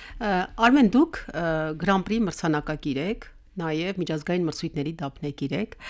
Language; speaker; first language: Armenian; native; Armenian